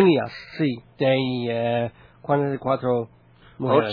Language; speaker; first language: Spanish; non-native, learner; English